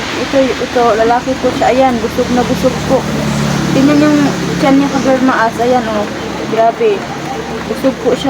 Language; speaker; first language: Filipino; non-native, local second language; Cebuano